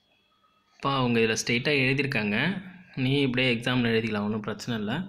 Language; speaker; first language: Tamil; native; Tamil